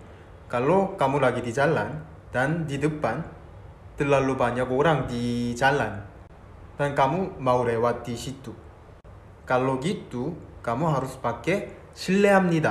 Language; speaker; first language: Indonesian; non-native, fluent; Korean